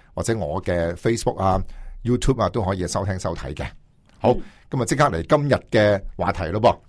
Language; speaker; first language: Cantonese; native; Cantonese